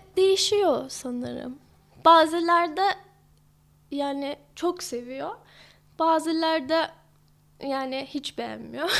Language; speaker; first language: Turkish; non-native, fluent; English